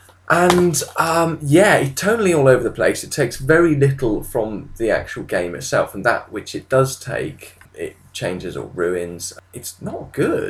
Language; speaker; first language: English; native; English